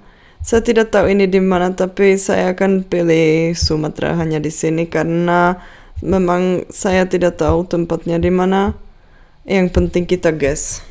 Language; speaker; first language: Indonesian; non-native, fluent; Czech